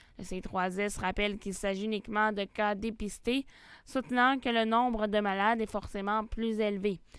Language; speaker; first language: French; native; French